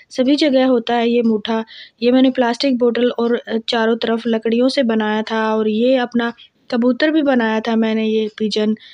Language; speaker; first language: Hindi; native; Hindi